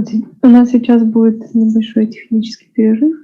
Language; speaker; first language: Russian; native; Russian